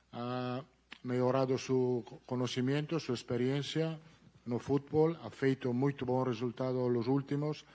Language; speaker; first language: Portuguese; non-native, learner; Italian